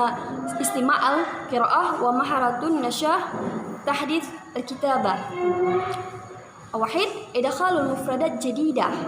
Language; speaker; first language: Arabic; non-native, learner; Indonesian